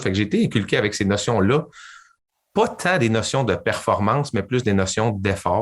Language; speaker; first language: French; native; French